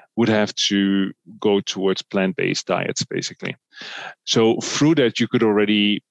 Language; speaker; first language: English; non-native, fluent; Dutch